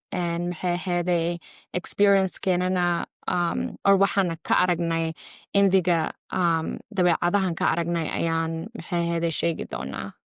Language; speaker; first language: Somali; early bilingual, heritage; Somali